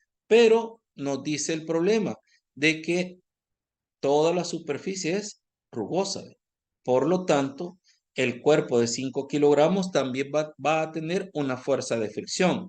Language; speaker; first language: Spanish; native; Spanish